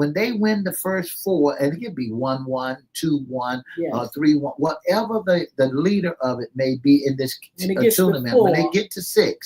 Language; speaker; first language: English; native; English